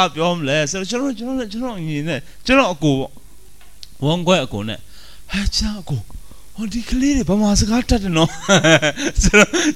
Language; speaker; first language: Burmese; non-native, local second language; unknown